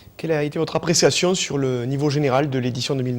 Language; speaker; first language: French; native; French